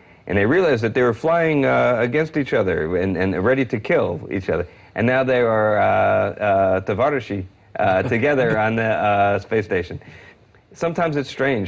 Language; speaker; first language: English; native; English